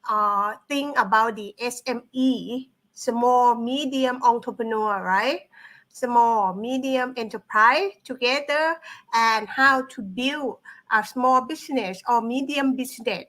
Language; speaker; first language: English; non-native, learner; Thai